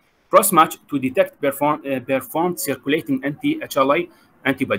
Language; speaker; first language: English; non-native, fluent; Arabic